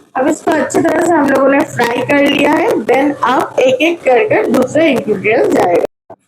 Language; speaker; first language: Hindi; non-native, local second language; Bangla